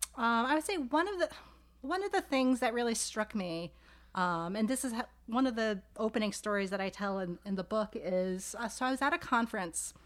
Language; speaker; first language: English; native; English